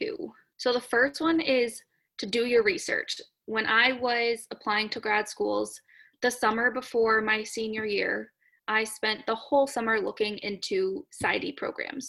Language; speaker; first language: English; native; English